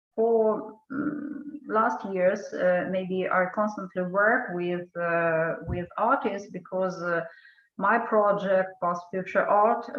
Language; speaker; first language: English; non-native, fluent; Ukrainian